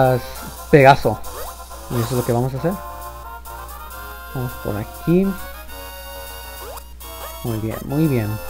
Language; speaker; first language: Spanish; early bilingual, heritage; Spanish